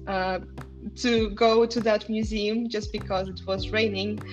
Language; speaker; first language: English; non-native, fluent; Estonian